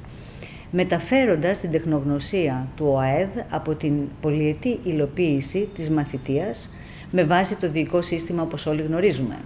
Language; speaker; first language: Greek; native; Greek